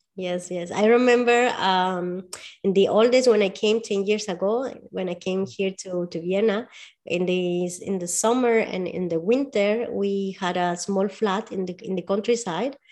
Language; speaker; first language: English; non-native, fluent; Spanish